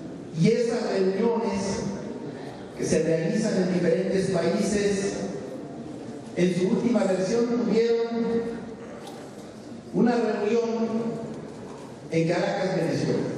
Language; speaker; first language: Spanish; native; Spanish